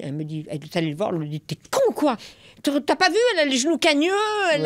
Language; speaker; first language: French; native; French